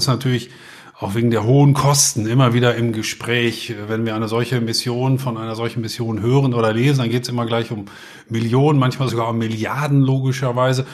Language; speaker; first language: German; native; German